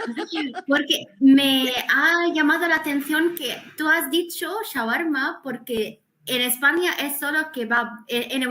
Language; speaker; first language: Spanish; non-native, fluent; Arabic